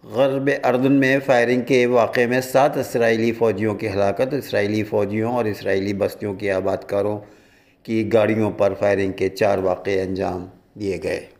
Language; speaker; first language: Urdu; native; Urdu